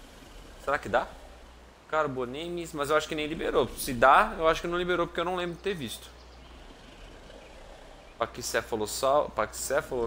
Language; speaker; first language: Portuguese; native; Portuguese